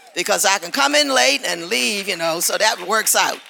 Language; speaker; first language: English; native; English